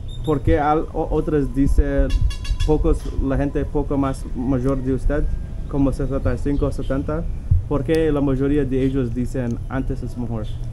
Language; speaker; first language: Spanish; non-native, learner; English